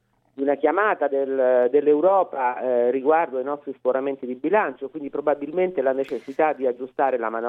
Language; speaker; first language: Italian; native; Italian